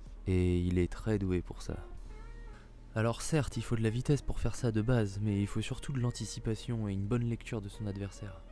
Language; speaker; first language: French; native; French